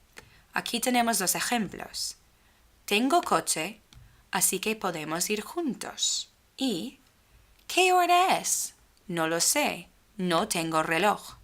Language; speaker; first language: Spanish; non-native, fluent; English